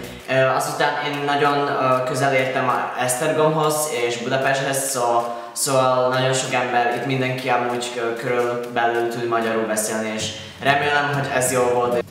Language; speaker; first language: Hungarian; non-native, local second language; Slovak